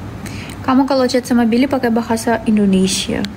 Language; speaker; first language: Indonesian; non-native, fluent; Russian